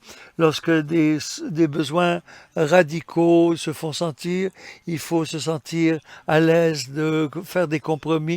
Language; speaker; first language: French; non-native, fluent; English